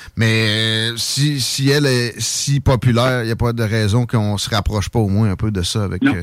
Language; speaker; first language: French; native; French